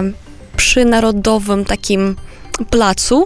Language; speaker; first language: Polish; non-native, fluent; Romanian